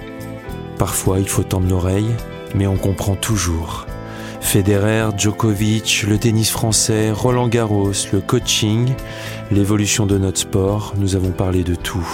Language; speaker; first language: French; native; French